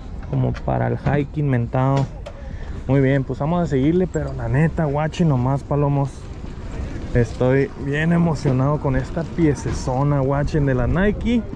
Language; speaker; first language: Spanish; early bilingual, heritage; Spanish